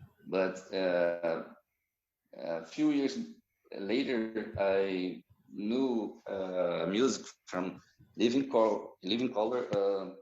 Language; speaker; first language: English; non-native, fluent; Portuguese